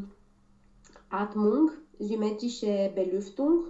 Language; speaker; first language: German; non-native, learner; Romanian